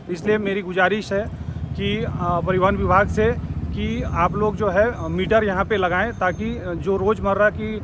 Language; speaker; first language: Hindi; native; Hindi